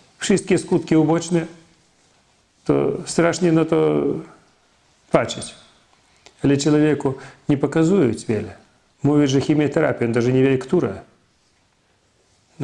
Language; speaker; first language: Polish; non-native, fluent; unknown